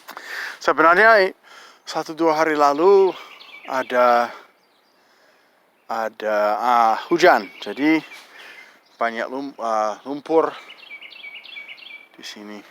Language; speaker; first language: Indonesian; non-native, fluent; English